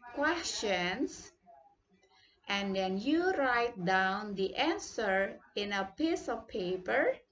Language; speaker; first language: English; non-native, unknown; Indonesian